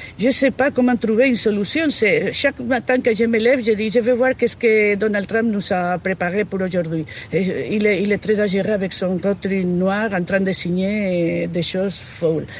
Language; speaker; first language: French; non-native, fluent; Spanish